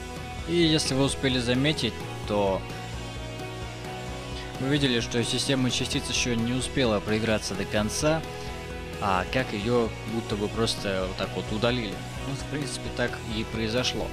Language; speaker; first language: Russian; native; Russian